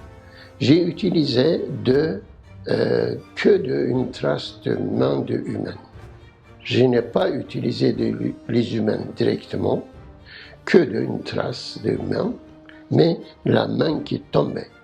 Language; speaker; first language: French; non-native, learner; Turkish